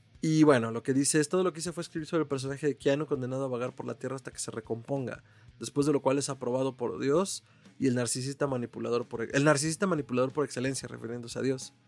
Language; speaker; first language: Spanish; native; Spanish